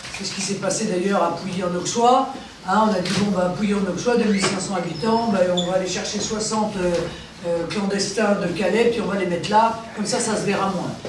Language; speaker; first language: French; native; French